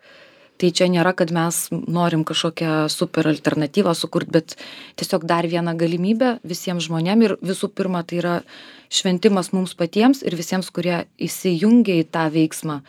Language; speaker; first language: Lithuanian; native; Lithuanian